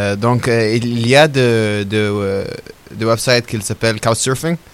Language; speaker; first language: French; non-native, learner; Arabic